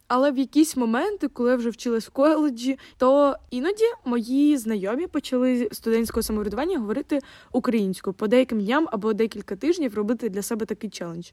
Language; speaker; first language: Ukrainian; non-native, local second language; Russian